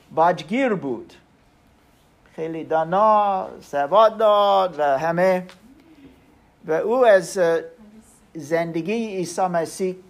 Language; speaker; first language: Persian; non-native, learner; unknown